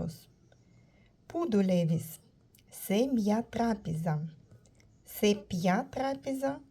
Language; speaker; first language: Greek; non-native, learner; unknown